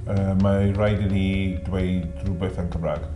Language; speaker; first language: Welsh; non-native, learner; English